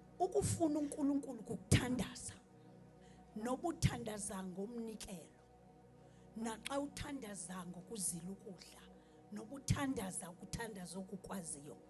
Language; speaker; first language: Zulu; non-native, local second language; Xhosa